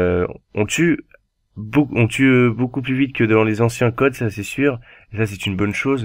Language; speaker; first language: French; native; French